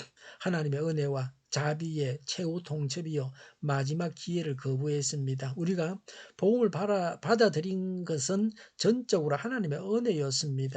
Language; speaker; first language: Korean; native; Korean